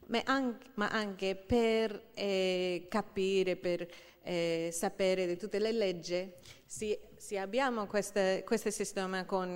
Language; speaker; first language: Italian; non-native, fluent; English